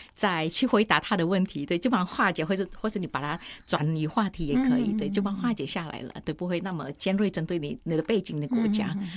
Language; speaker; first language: Chinese; early bilingual, heritage; Chinese